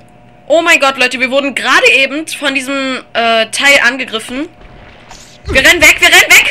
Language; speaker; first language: German; native; German